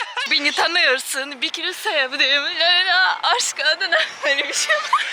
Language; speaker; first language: Turkish; non-native, fluent; Russian